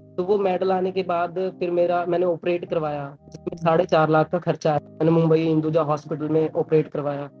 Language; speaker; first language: Hindi; native; Hindi